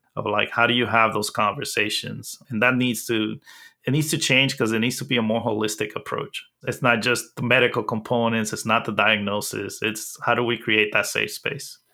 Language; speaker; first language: English; early bilingual, other home language; Spanish